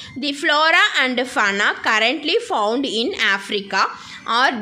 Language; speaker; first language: English; non-native, local second language; Tamil